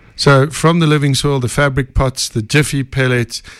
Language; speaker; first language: English; native; English